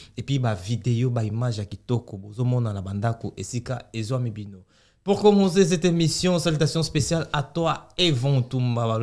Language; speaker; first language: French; non-native, local second language; Lingala